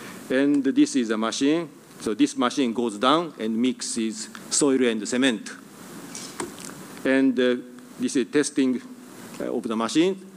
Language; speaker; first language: English; non-native, fluent; Japanese